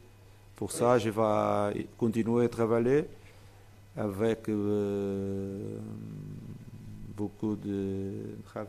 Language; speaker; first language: French; non-native, fluent; Portuguese